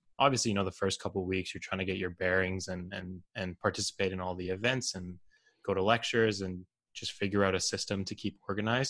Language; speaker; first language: English; native; English